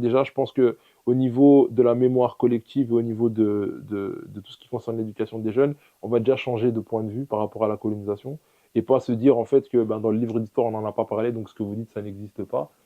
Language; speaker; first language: French; early bilingual, other home language; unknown